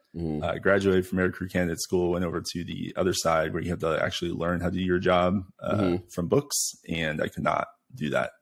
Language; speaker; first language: English; native; English